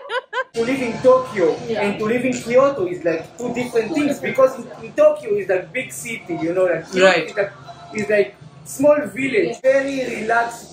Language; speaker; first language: English; non-native, learner; Hebrew